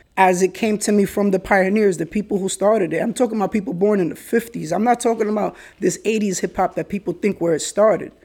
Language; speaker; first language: English; early bilingual, other home language; Spanish